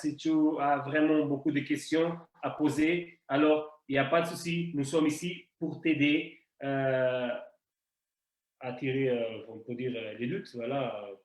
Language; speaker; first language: French; non-native, fluent; Portuguese